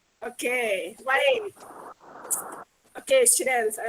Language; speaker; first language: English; non-native, learner; Indonesian